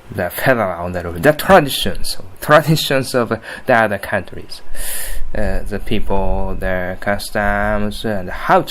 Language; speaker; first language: English; non-native, learner; Japanese